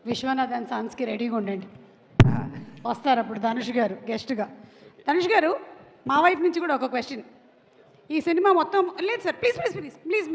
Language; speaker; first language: Telugu; native; Telugu